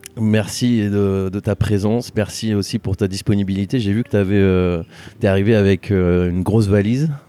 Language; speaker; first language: French; native; French